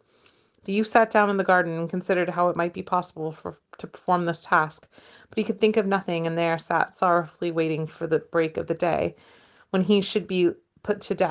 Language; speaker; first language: English; native; English